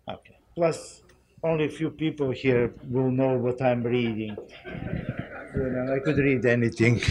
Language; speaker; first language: English; non-native, fluent; Bulgarian